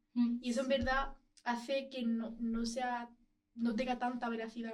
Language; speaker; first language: Spanish; native; Spanish